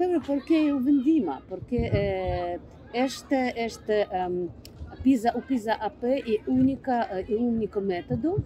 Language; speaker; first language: Portuguese; non-native, learner; English